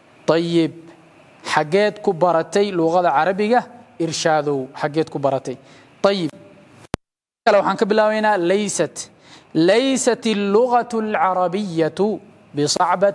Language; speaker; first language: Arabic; non-native, local second language; Somali